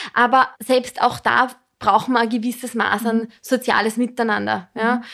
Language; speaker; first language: German; non-native, fluent; Serbian